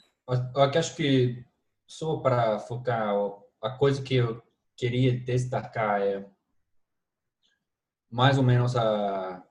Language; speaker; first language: Portuguese; non-native, fluent; English